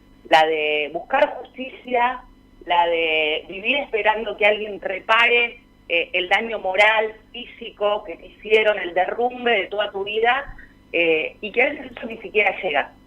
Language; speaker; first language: Spanish; native; Spanish